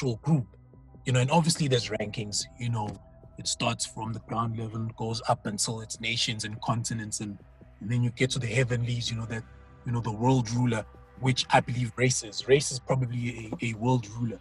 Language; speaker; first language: English; non-native, local second language; Zulu